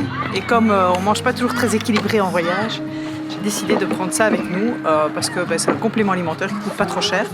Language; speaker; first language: French; native; French